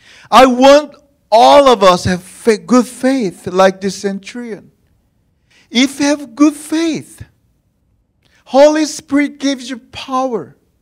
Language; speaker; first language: English; non-native, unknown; Korean